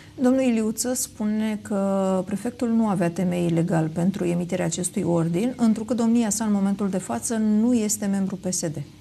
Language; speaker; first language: Romanian; native; Romanian